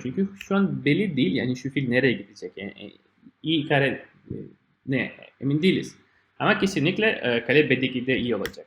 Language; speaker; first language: Turkish; non-native, fluent; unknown